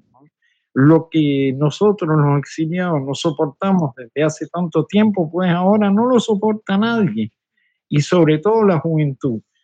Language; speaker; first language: Spanish; native; Spanish